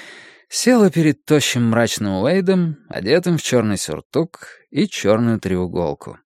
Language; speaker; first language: Russian; native; Russian